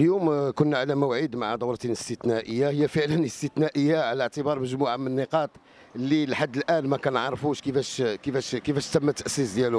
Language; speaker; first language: Arabic; native; Arabic